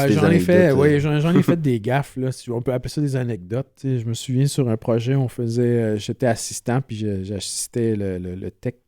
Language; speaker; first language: French; native; French